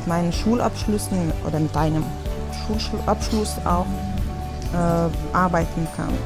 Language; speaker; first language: German; non-native, fluent; Lithuanian